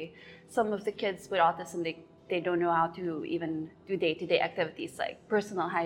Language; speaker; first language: English; non-native, local second language; Filipino